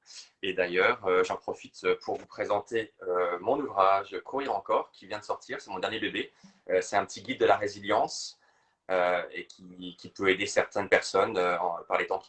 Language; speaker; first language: French; native; French